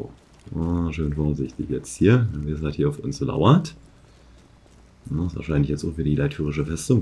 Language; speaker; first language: German; native; German